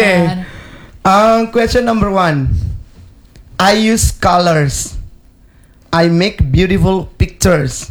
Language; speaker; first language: English; non-native, learner; Indonesian